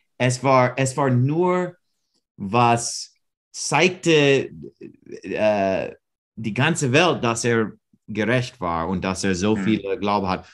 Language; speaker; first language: German; non-native, learner; English